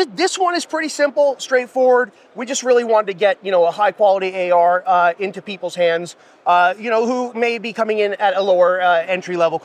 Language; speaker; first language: English; native; English